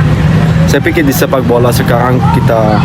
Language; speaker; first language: Indonesian; non-native, fluent; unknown